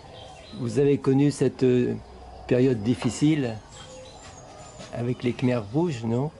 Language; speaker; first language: French; native; French